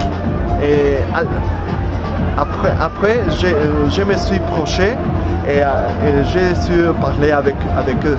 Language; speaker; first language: French; non-native, learner; Spanish